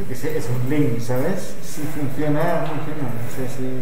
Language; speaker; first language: Spanish; non-native, local second language; Catalan